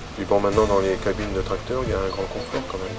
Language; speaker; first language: French; native; French